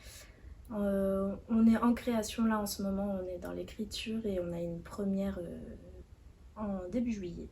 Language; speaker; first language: French; native; French